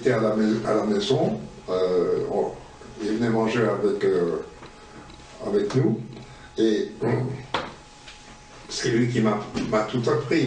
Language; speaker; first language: French; native; French